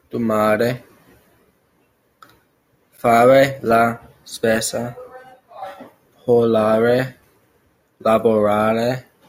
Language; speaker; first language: Italian; non-native, learner; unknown